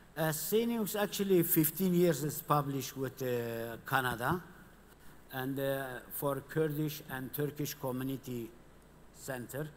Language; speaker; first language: English; non-native, learner; Kurdish